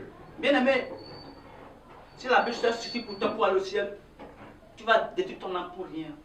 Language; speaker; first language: French; non-native, local second language; Ewe